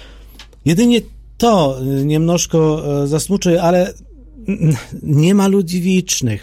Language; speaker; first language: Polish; non-native, fluent; Ukrainian